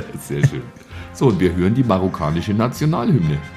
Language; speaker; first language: German; native; German